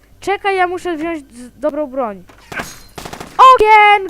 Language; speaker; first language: Polish; native; Polish